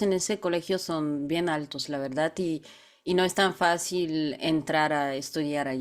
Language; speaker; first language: Spanish; non-native, fluent; Bulgarian